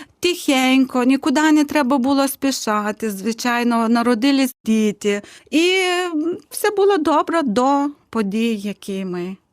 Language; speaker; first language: Ukrainian; non-native, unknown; Lithuanian